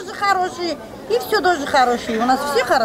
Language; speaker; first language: Russian; non-native, learner; Georgian